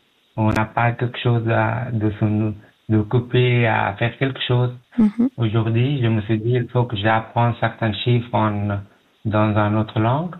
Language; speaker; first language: French; non-native, learner; Pashto